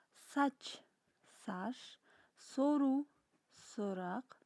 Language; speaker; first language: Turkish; non-native, fluent; Kazakh